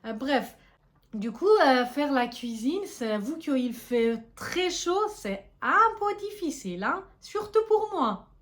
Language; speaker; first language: French; non-native, fluent; Persian